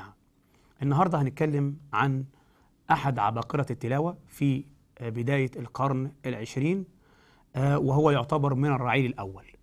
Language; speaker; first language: Arabic; native; Arabic